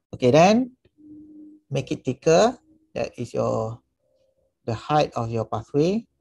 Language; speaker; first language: English; non-native, local second language; Malay